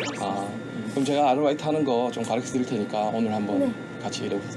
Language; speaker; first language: Korean; native; Korean